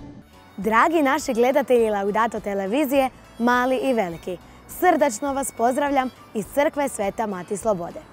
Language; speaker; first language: Croatian; native; Croatian